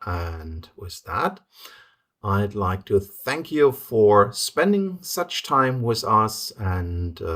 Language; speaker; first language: English; non-native, fluent; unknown